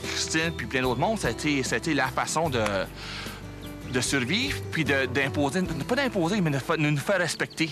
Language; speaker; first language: French; native; French